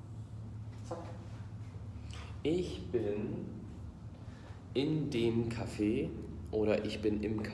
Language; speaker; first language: German; non-native, fluent; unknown